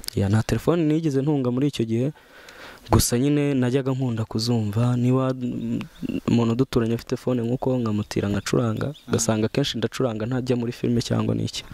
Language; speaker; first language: Kinyarwanda; early bilingual, heritage; Kinyarwanda